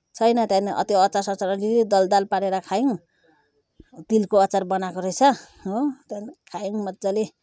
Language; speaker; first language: Nepali; native; Nepali